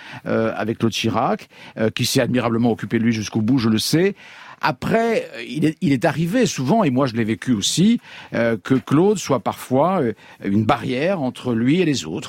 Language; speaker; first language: French; native; French